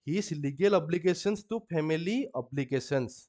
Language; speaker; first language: English; non-native, local second language; Assamese